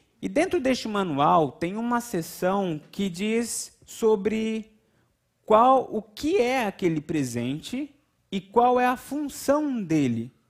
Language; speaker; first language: Portuguese; native; Portuguese